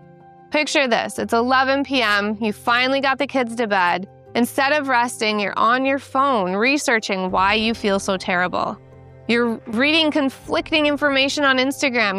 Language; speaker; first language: English; native; English